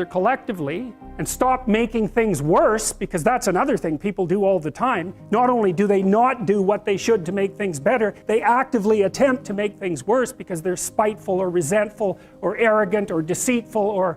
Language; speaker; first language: English; native; English